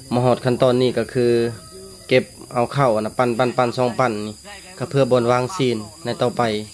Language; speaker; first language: Lao; native; Lao